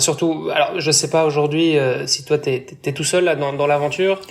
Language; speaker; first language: French; native; French